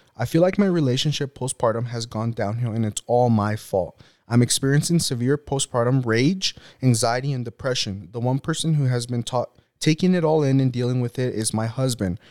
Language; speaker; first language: English; early bilingual, other home language; Spanish